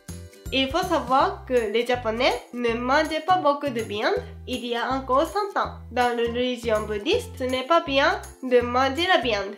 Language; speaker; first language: French; non-native, fluent; Japanese